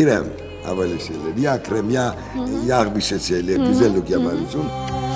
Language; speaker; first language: Turkish; non-native, learner; Georgian